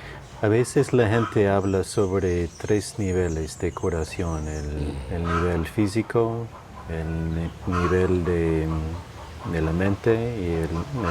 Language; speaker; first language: Spanish; non-native, fluent; English